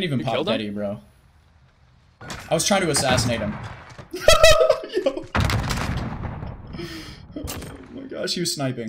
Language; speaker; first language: English; native; English